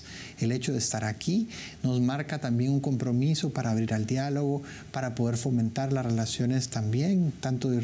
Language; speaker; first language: Spanish; native; Spanish